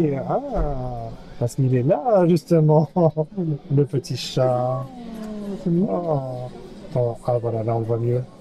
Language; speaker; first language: French; native; French